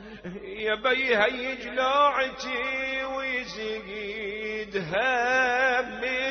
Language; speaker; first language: Arabic; native; Arabic